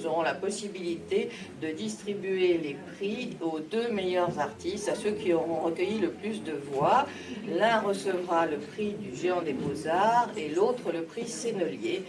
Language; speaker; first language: French; native; French